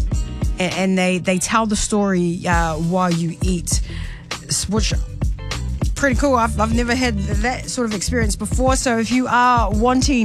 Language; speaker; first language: English; non-native, fluent; Samoan